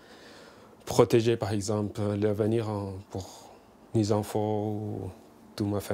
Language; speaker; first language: French; non-native, fluent; Arabic